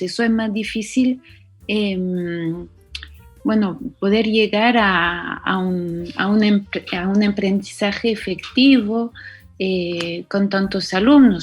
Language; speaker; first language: Spanish; non-native, fluent; French